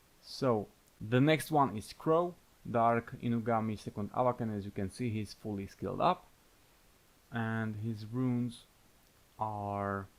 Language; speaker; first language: English; non-native, fluent; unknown